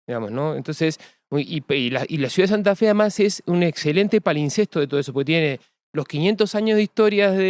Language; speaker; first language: Spanish; native; Spanish